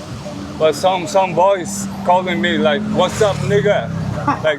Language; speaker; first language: English; non-native, learner; Mongolian